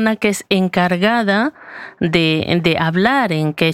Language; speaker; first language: Spanish; native; Spanish